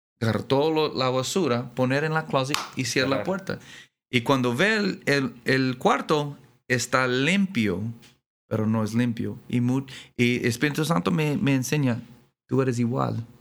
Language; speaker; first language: Spanish; non-native, learner; English